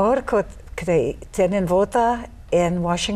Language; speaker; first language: Spanish; non-native, learner; English